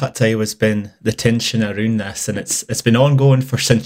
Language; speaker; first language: English; native; English